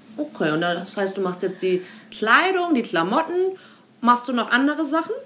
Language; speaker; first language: German; native; German